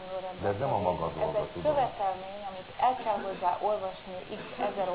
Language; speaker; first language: Hungarian; native; Hungarian